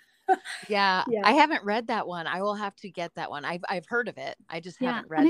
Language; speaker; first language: English; native; English